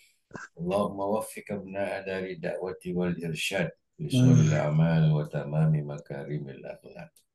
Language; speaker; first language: Arabic; non-native, fluent; Indonesian